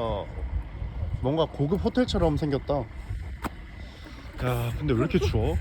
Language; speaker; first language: Korean; native; Korean